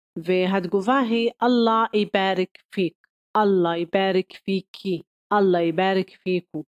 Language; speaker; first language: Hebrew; non-native, local second language; Arabic